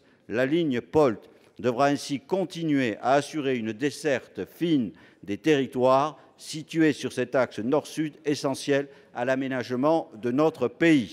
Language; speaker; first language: French; native; French